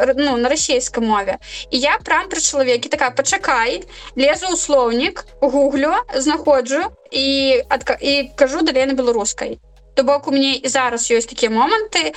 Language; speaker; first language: Belarusian; non-native, local second language; Russian